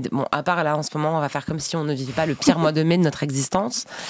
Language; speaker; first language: French; native; French